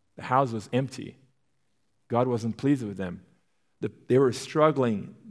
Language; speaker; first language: English; non-native, fluent; Portuguese